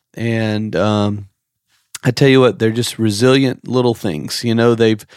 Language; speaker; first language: English; native; English